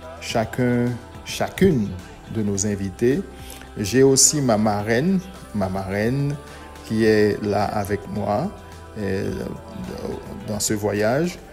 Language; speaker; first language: French; non-native, local second language; Haitian Creole